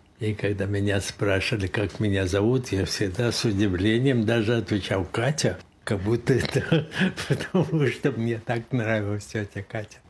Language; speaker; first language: Russian; native; Russian